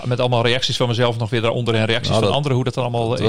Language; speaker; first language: Dutch; native; Dutch